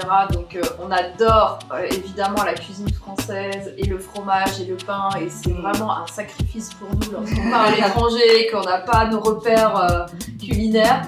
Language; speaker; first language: French; native; French